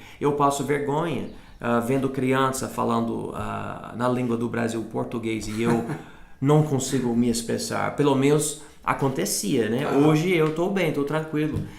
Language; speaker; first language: Portuguese; non-native, fluent; English